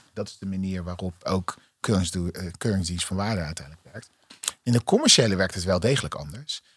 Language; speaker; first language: Dutch; native; Dutch